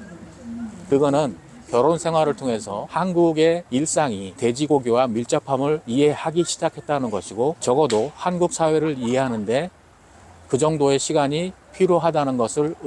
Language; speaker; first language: Korean; native; Korean